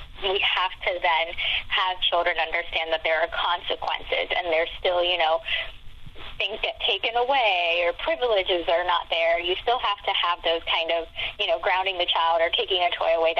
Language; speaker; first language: English; non-native, fluent; Spanish